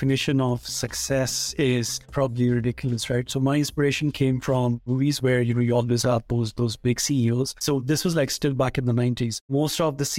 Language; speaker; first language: English; non-native, local second language; Punjabi